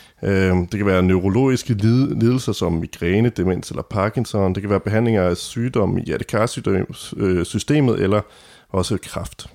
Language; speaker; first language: Danish; native; Danish